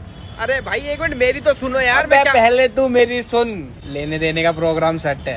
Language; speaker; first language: Hindi; native; Hindi